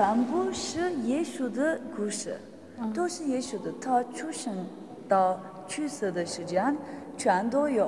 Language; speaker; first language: Chinese; non-native, fluent; Turkish